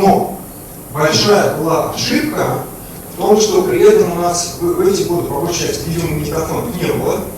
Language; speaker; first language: Russian; native; Russian